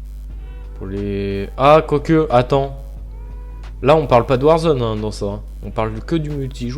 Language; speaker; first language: French; native; French